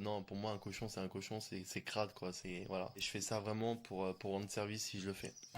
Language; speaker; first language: French; native; French